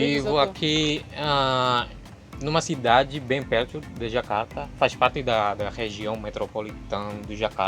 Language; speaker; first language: Portuguese; non-native, fluent; Indonesian